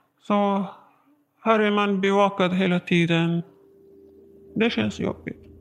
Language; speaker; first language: Swedish; non-native, learner; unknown